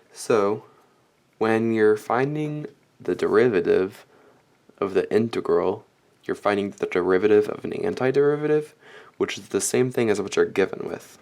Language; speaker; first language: English; native; English